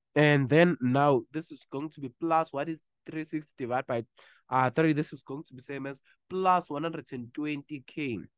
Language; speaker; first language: English; non-native, local second language; Zulu